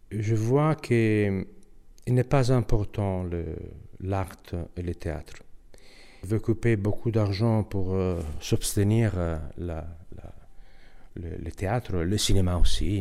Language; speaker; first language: French; non-native, learner; Italian